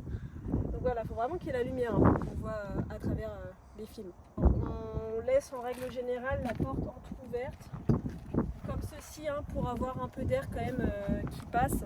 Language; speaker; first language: French; native; French